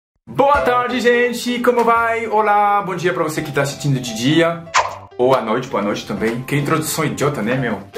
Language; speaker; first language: Portuguese; non-native, fluent; French